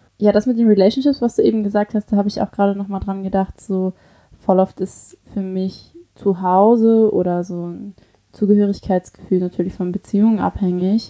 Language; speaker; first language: German; early bilingual, other home language; Chinese